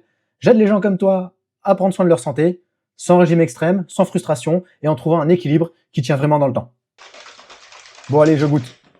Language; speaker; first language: French; native; French